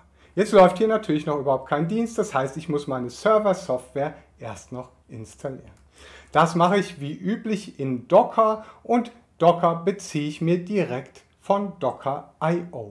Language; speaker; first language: German; native; German